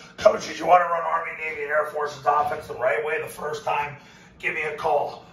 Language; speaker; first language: English; native; English